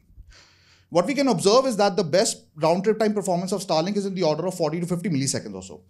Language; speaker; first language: English; non-native, fluent; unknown